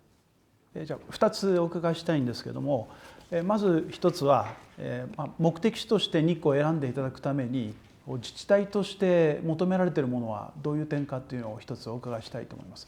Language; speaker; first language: Japanese; native; Japanese